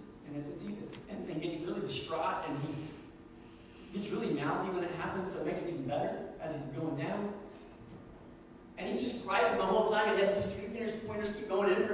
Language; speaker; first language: English; native; English